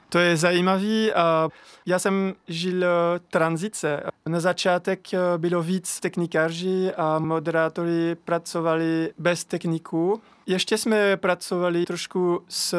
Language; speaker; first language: Czech; non-native, learner; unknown